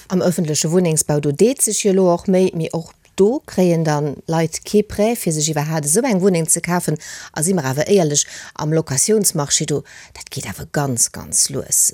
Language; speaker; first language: Luxembourgish; native; Luxembourgish